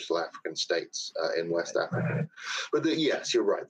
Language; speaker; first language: English; native; English